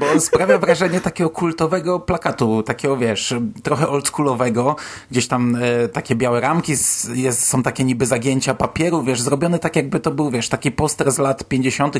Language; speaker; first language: Polish; native; Polish